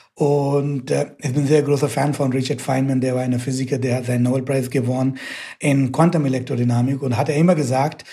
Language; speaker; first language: German; non-native, fluent; Hindi